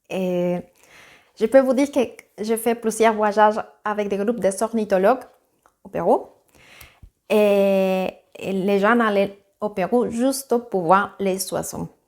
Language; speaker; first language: French; non-native, fluent; Spanish